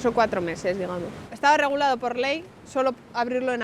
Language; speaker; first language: Spanish; native; Spanish